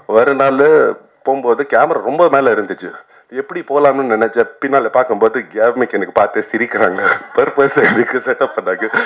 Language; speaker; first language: Tamil; non-native, fluent; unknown